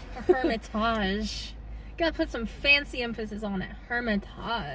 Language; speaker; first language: English; native; English